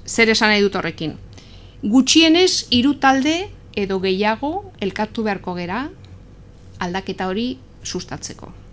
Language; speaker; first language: Basque; non-native, local second language; Spanish